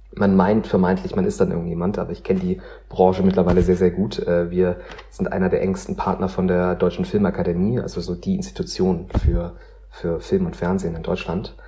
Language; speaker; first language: German; native; German